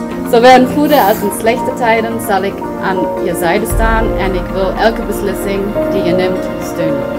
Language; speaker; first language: Dutch; non-native, learner; German